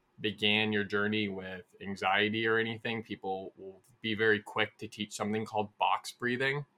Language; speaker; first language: English; native; English